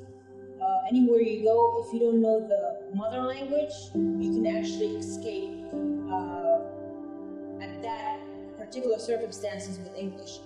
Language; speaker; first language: English; non-native, fluent; Central Kurdish